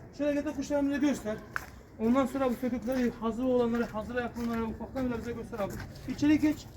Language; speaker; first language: Turkish; native; Turkish